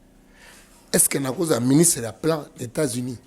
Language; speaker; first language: French; non-native, local second language; Lingala